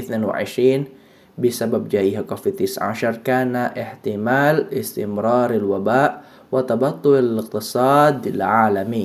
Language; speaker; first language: Arabic; non-native, fluent; Indonesian